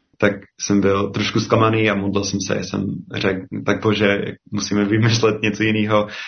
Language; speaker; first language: Czech; non-native, fluent; English